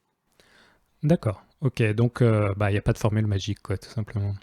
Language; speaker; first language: French; native; French